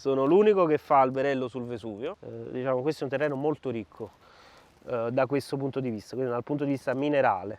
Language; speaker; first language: Italian; native; Italian